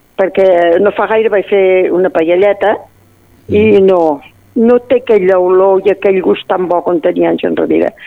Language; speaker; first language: Catalan; native; Catalan